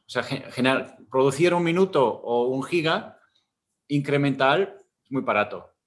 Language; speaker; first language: Spanish; non-native, fluent; German